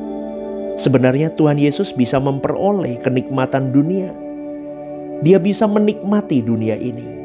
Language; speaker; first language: Indonesian; native; Indonesian